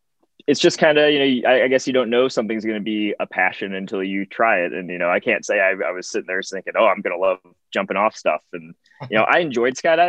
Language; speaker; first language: English; native; English